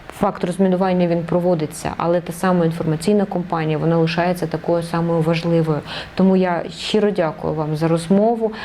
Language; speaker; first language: Ukrainian; native; Ukrainian